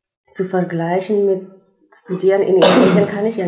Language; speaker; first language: German; non-native, fluent; Indonesian